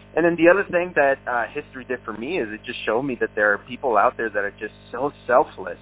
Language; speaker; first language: English; early bilingual, other home language; Spanish